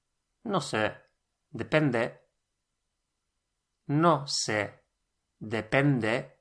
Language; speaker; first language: Spanish; non-native, fluent; English